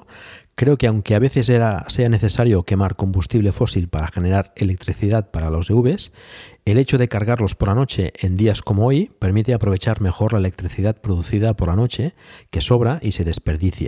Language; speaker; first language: Spanish; native; Spanish